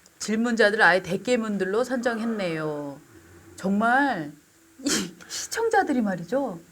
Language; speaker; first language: Korean; native; Korean